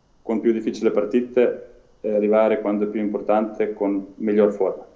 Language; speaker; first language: Italian; non-native, learner; Serbian